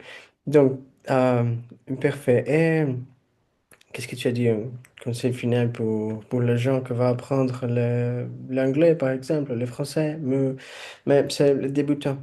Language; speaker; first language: French; non-native, fluent; Portuguese